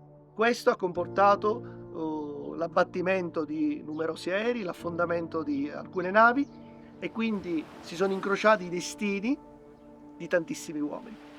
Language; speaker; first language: Italian; native; Italian